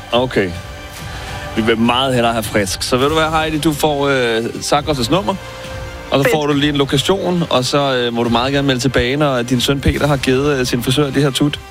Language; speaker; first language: Danish; native; Danish